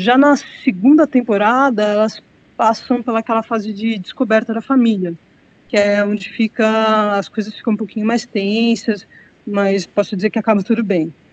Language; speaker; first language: Portuguese; native; Portuguese